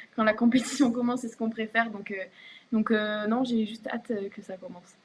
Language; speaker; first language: French; native; French